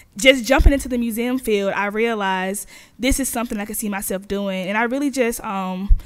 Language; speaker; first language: English; native; English